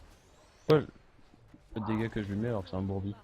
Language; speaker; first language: French; native; French